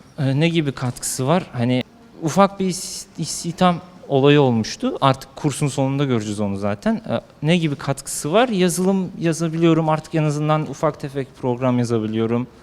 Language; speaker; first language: Turkish; native; Turkish